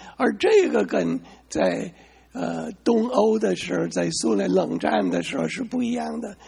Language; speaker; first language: Chinese; non-native, fluent; English